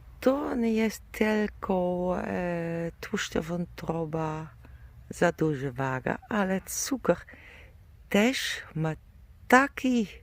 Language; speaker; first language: Polish; non-native, learner; German